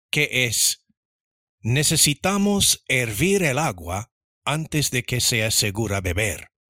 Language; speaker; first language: Spanish; early bilingual, other home language; English